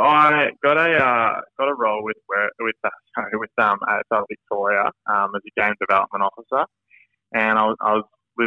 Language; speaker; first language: English; native; English